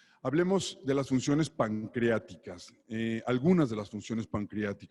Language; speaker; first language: Spanish; native; Spanish